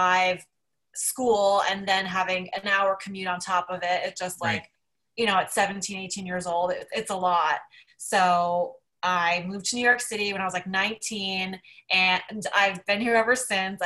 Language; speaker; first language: English; native; English